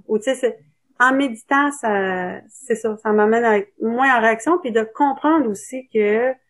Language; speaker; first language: French; native; French